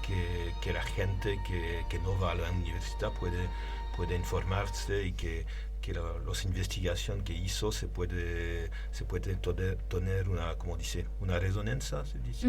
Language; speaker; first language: Spanish; non-native, learner; French